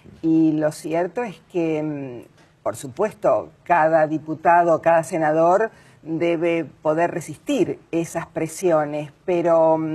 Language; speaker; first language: Spanish; native; Spanish